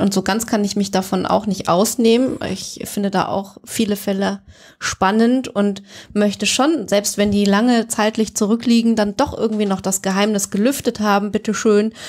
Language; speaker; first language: German; native; German